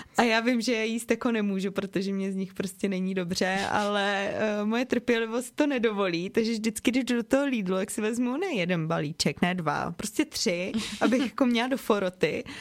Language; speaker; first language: Czech; native; Czech